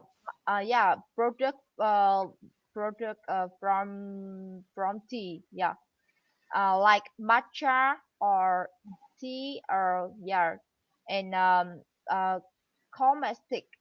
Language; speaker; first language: English; non-native, learner; Vietnamese